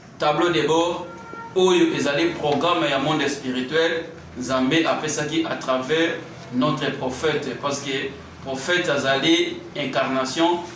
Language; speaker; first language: Lingala; non-native, local second language; Kongo